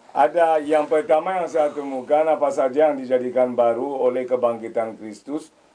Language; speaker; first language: Indonesian; non-native, fluent; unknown